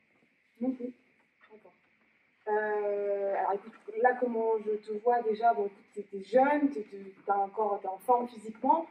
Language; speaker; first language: French; native; French